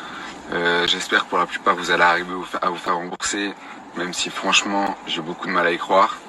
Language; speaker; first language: French; native; French